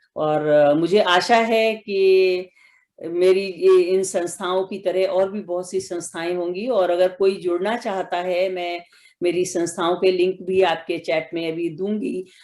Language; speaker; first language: Hindi; native; Hindi